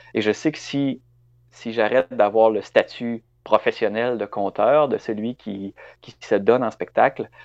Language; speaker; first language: French; native; French